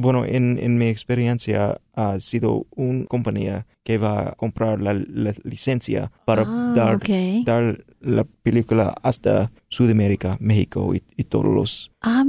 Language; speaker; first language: Spanish; non-native, fluent; English